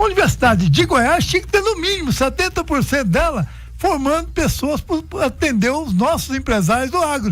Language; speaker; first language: Portuguese; native; Portuguese